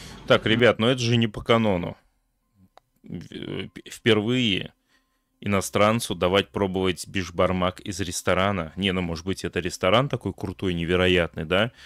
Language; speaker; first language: Russian; native; Russian